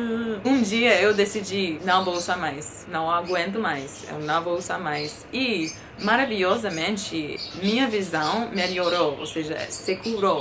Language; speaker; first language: Portuguese; non-native, fluent; English